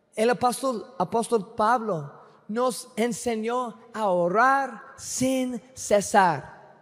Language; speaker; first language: Spanish; non-native, fluent; English